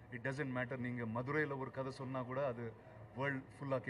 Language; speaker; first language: Tamil; non-native, learner; Telugu